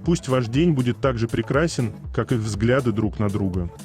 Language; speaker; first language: Russian; native; Russian